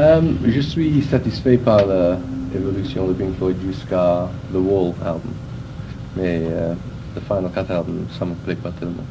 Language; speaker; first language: French; non-native, fluent; English